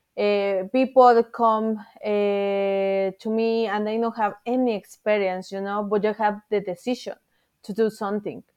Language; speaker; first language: English; non-native, learner; Spanish